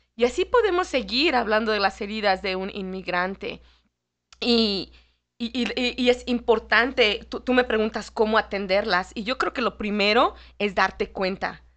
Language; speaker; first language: Spanish; native; Spanish